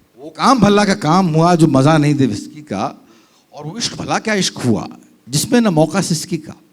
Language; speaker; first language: Hindi; native; Hindi